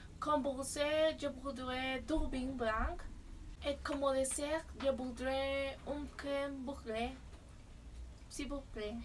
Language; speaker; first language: French; non-native, learner; Spanish